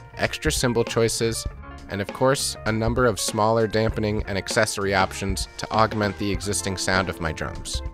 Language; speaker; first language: English; native; English